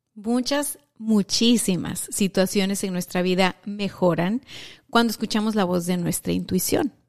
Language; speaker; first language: Spanish; native; Spanish